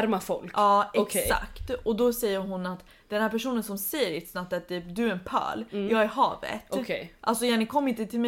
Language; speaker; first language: Swedish; native; Swedish